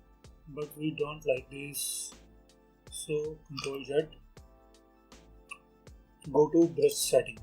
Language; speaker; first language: English; non-native, local second language; Hindi